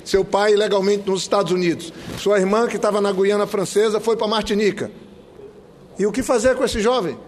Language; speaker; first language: Portuguese; native; Portuguese